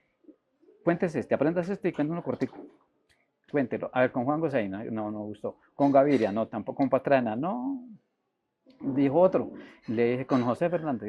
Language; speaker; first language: Spanish; native; Spanish